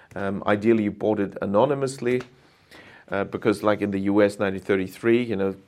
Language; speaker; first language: English; non-native, fluent; German